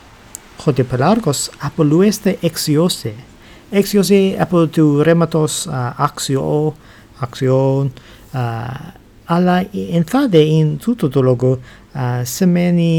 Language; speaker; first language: Greek; non-native, learner; English